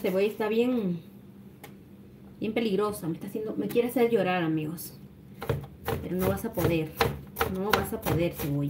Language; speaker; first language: Spanish; native; Spanish